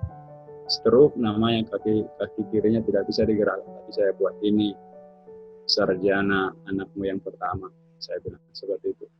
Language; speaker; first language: Indonesian; native; Indonesian